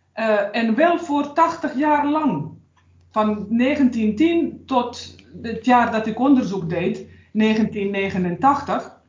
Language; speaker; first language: Dutch; non-native, fluent; Bosnian